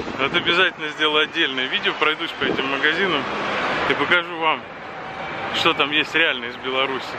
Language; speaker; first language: Russian; native; Russian